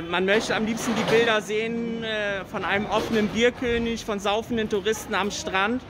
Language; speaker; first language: German; native; German